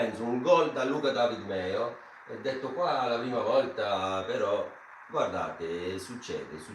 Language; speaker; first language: Italian; non-native, fluent; English